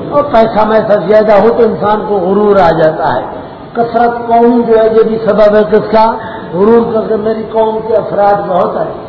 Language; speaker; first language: Urdu; non-native, local second language; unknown